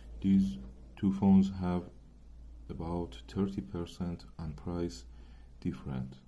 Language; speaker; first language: English; non-native, learner; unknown